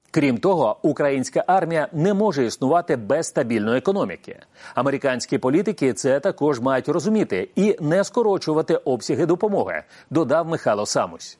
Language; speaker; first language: Ukrainian; native; Ukrainian